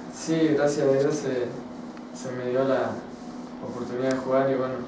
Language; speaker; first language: Spanish; native; Spanish